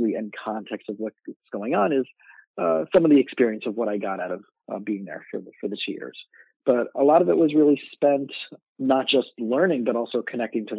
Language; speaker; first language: English; native; English